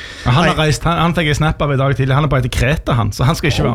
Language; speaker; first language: Norwegian; native; Norwegian